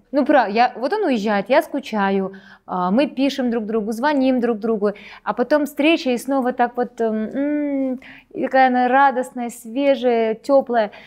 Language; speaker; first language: Russian; native; Russian